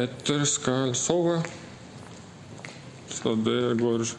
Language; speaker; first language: Norwegian; non-native, learner; Russian